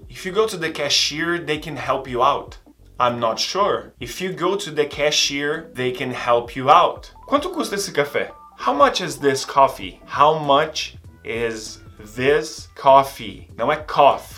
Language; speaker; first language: English; non-native, fluent; Portuguese